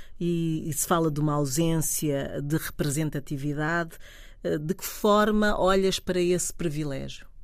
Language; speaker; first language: Portuguese; native; Portuguese